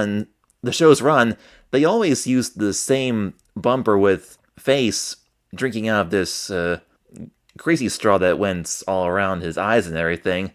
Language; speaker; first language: English; native; English